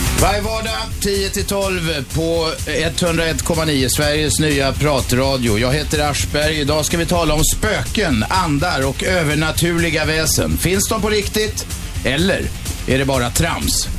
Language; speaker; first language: Swedish; native; Swedish